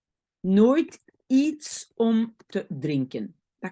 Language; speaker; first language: Dutch; non-native, fluent; French